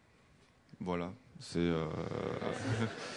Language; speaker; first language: French; native; French